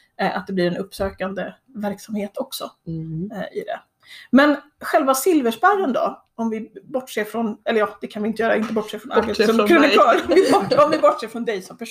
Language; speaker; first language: Swedish; native; Swedish